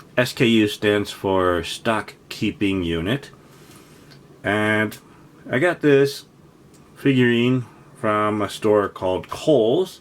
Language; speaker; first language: English; native; English